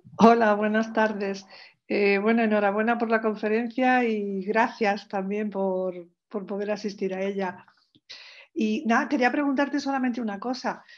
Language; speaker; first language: Spanish; native; Spanish